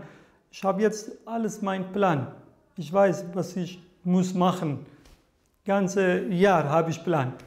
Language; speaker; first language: German; non-native, learner; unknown